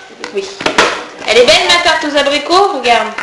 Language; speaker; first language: French; native; French